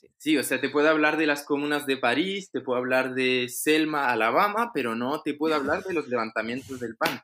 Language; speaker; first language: Spanish; non-native, fluent; Arabic